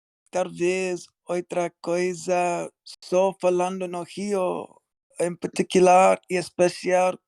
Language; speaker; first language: Portuguese; non-native, learner; English